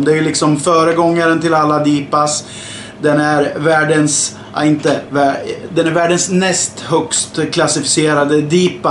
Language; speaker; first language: Swedish; native; Swedish